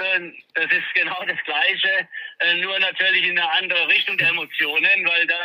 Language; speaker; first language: German; native; German